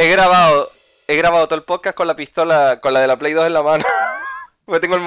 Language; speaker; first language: Spanish; native; Spanish